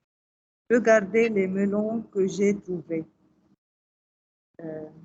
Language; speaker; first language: French; non-native, learner; Arabic